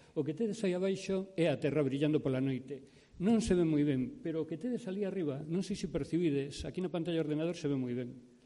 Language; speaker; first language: Galician; native; Galician